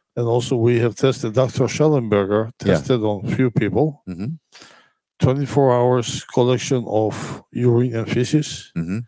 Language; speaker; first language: English; non-native, fluent; Georgian